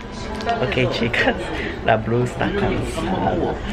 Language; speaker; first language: Spanish; native; Spanish